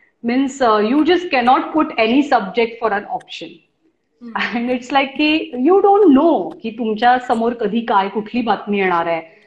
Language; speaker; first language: English; non-native, local second language; Marathi